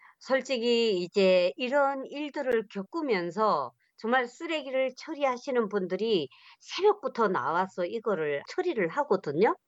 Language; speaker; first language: Korean; native; Korean